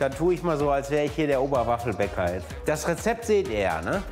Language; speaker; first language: German; native; German